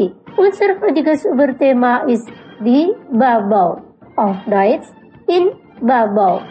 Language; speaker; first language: German; non-native, fluent; Indonesian